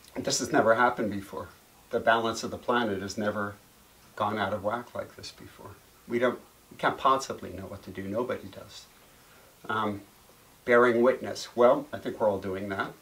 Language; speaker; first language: English; native; English